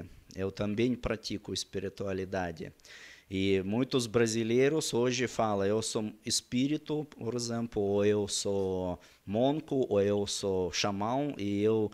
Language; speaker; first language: Portuguese; non-native, learner; Russian